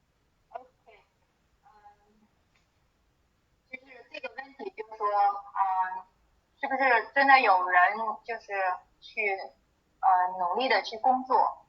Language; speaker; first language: Chinese; native; Chinese